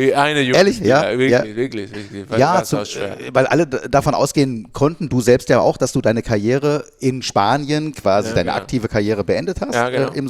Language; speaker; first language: German; native; German